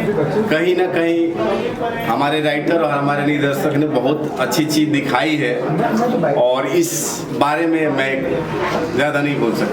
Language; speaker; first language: Hindi; native; Hindi